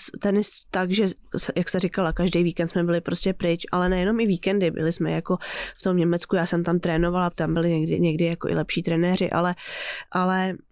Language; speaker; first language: Czech; native; Czech